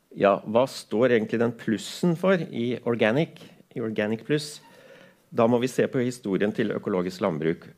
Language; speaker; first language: Norwegian; native; Norwegian